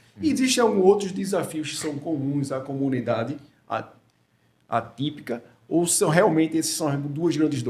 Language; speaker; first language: Portuguese; native; Portuguese